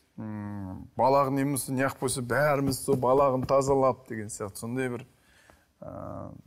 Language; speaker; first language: Kazakh; native; Kazakh